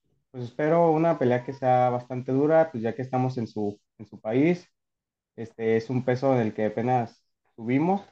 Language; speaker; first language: Spanish; native; Spanish